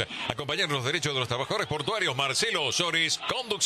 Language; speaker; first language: Spanish; native; Spanish